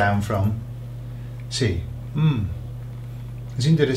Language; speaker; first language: Spanish; non-native, fluent; English